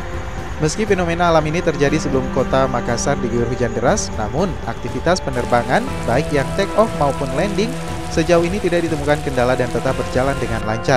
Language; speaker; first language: Indonesian; native; Indonesian